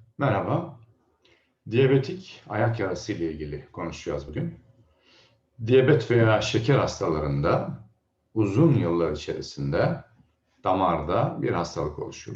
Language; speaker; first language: Turkish; native; Turkish